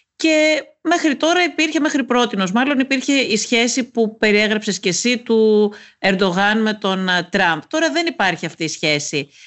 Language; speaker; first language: Greek; native; Greek